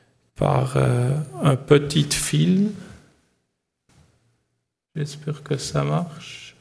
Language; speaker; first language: French; non-native, learner; German